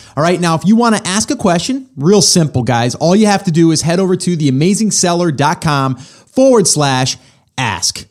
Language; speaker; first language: English; native; English